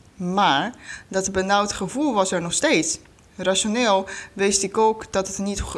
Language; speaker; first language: Dutch; non-native, fluent; Chinese